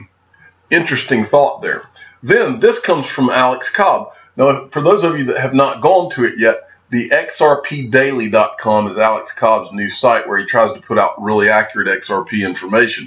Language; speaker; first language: English; native; English